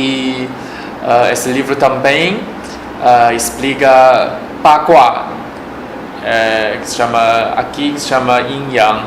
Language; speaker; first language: Portuguese; non-native, fluent; Chinese